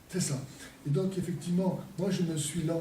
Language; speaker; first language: French; native; French